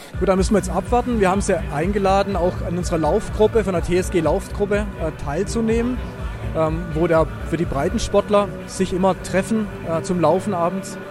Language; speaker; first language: German; native; German